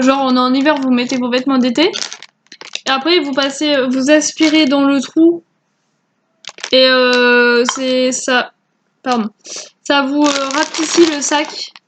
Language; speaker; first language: French; native; French